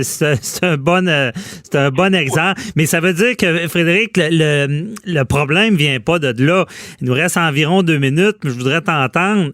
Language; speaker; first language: French; native; French